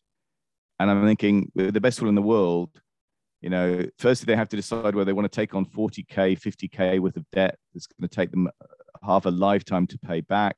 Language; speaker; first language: English; native; English